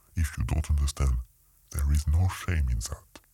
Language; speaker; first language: English; non-native, fluent; French